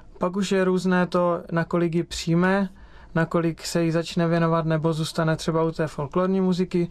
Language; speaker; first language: Czech; native; Czech